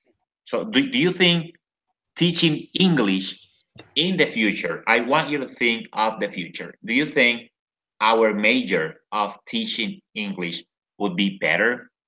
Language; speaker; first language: English; non-native, fluent; Spanish